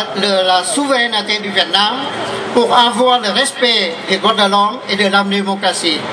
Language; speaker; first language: French; non-native, fluent; Vietnamese